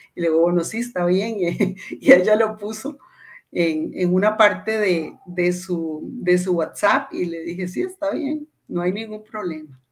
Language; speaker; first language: Spanish; native; Spanish